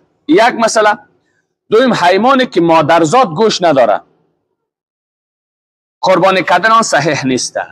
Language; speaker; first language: Persian; native; Persian